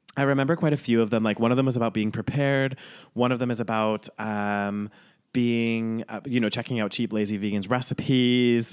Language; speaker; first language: English; native; English